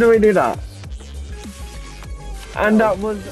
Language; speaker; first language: English; native; English